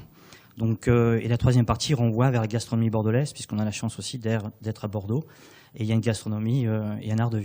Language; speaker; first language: French; native; French